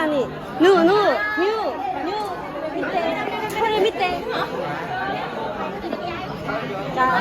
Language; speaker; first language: Japanese; non-native, learner; Vietnamese